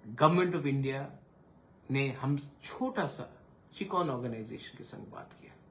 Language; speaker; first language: Hindi; non-native, local second language; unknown